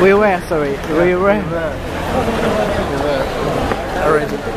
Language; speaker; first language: English; non-native, learner; French